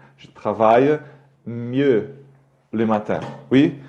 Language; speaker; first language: French; non-native, fluent; Portuguese